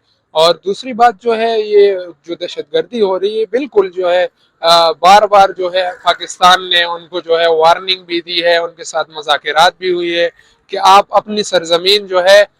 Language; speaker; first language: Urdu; non-native, local second language; Pashto